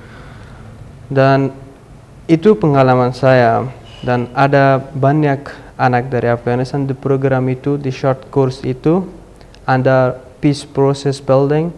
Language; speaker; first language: Indonesian; non-native, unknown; Pashto